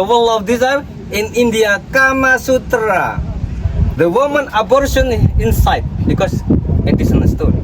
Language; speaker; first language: English; non-native, learner; Indonesian